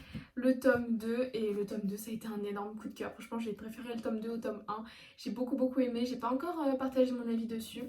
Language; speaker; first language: French; native; French